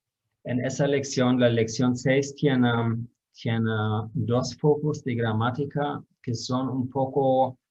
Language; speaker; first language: Spanish; non-native, fluent; German